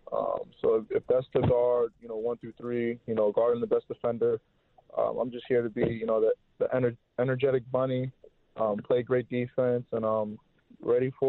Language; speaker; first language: English; native; English